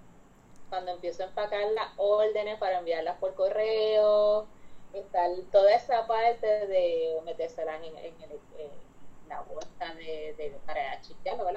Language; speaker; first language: Spanish; native; Spanish